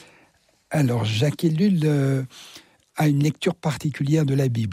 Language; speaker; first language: French; native; French